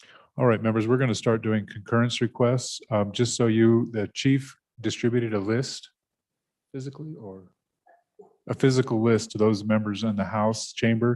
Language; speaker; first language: English; native; English